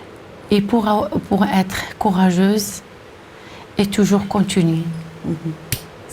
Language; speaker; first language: French; non-native, local second language; Arabic